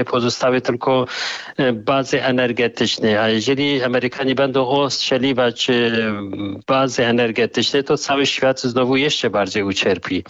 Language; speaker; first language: Polish; non-native, fluent; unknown